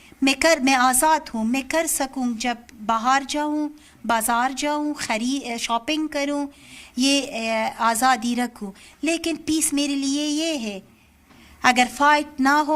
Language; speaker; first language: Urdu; non-native, learner; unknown